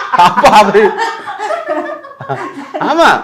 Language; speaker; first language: Tamil; non-native, learner; Malayalam